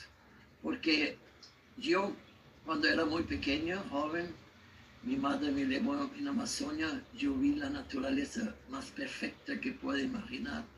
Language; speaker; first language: Spanish; non-native, learner; German